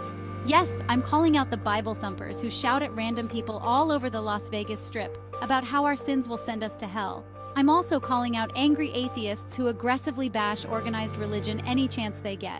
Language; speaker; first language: English; native; English